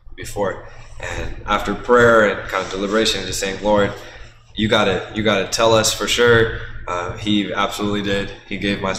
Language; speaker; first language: English; native; English